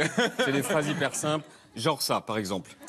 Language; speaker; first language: French; native; French